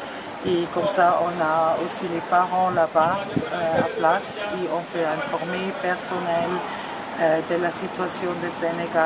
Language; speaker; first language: French; non-native, learner; German